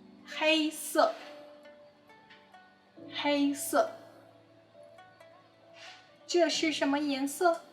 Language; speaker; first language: Chinese; non-native, fluent; English